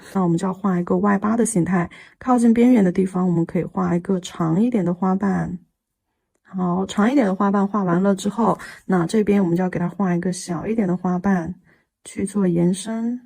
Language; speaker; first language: Chinese; native; Chinese